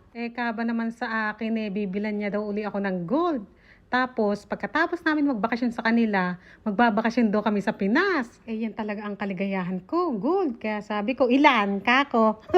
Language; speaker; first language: Filipino; native; Filipino